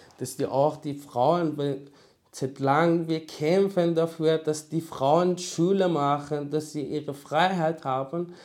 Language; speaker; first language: German; non-native, learner; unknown